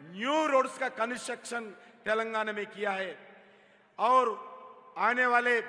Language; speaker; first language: Hindi; non-native, local second language; Telugu